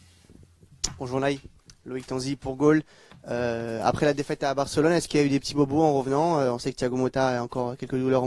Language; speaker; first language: French; native; French